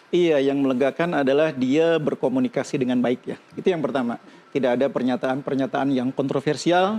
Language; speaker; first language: Indonesian; native; Indonesian